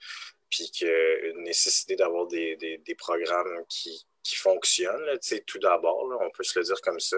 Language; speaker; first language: French; native; French